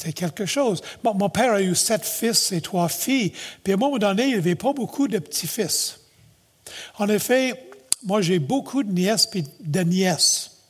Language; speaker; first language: French; native; French